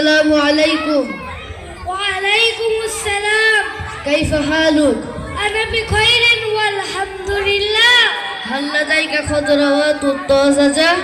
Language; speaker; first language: Arabic; non-native, learner; Bangla